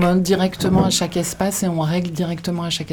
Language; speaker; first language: French; native; French